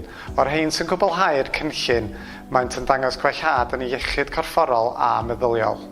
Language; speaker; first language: Welsh; native; Welsh